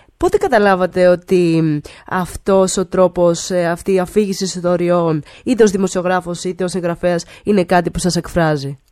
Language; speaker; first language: Greek; native; Greek